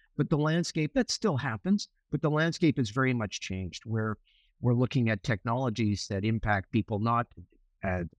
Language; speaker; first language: English; native; English